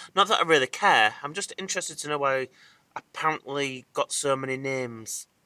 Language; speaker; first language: English; native; English